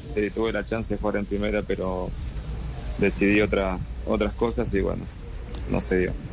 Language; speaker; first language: Spanish; native; Spanish